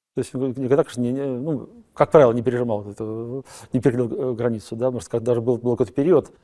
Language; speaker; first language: Russian; native; Russian